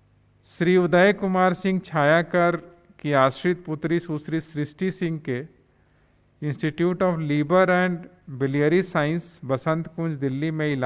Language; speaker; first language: Hindi; native; Hindi